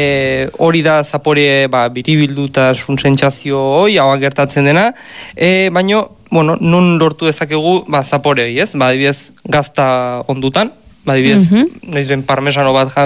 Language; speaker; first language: Basque; native; Basque